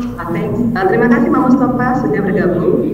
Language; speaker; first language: Indonesian; native; Indonesian